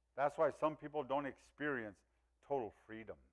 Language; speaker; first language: English; early bilingual, other home language; Spanish